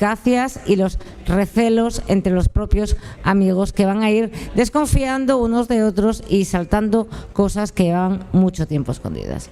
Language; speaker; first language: Spanish; native; Spanish